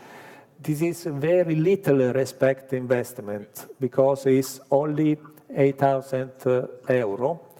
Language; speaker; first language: English; non-native, learner; Italian